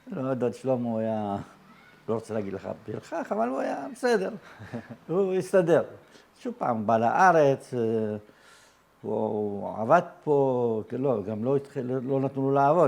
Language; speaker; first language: Hebrew; early bilingual, other home language; Arabic